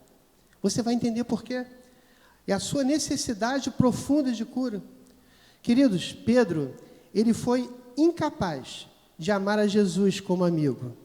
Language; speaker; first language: Portuguese; native; Portuguese